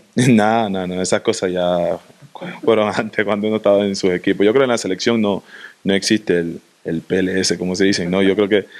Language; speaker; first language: Spanish; native; Spanish